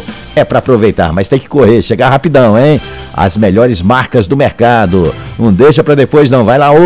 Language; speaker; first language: Portuguese; native; Portuguese